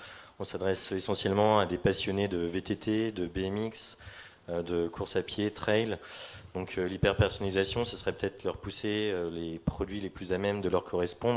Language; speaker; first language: French; native; French